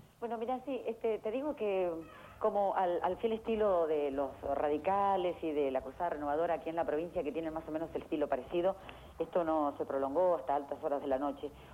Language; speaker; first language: Spanish; native; Spanish